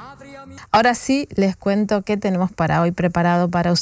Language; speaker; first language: Spanish; native; Spanish